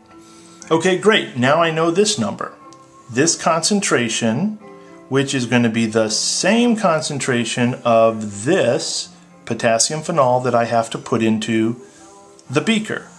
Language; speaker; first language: English; native; English